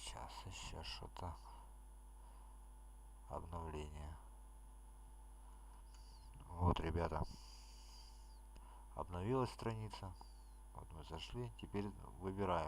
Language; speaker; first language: Russian; native; Russian